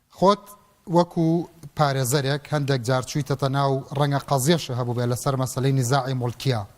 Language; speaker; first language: Central Kurdish; native; Central Kurdish